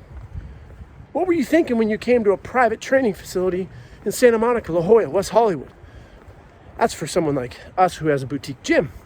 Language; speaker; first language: English; native; English